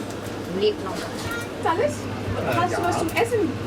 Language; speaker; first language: German; non-native, fluent; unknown